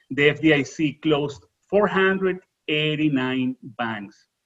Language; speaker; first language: English; non-native, fluent; Spanish